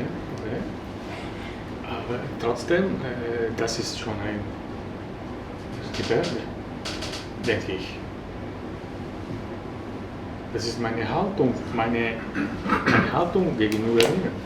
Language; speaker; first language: German; non-native, fluent; Italian